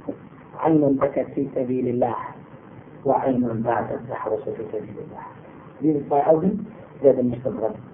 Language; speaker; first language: German; non-native, fluent; Arabic